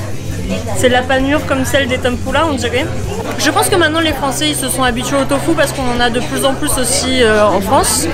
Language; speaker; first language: French; native; French